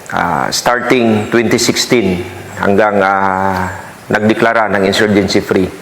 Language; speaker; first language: Filipino; native; Filipino